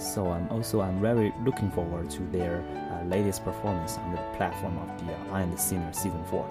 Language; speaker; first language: English; non-native, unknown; Chinese